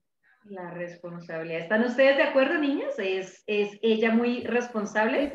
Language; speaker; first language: Spanish; native; Spanish